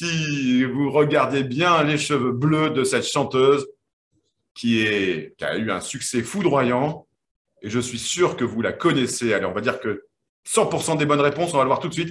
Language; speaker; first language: French; native; French